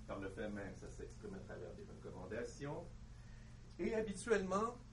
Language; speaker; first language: French; native; French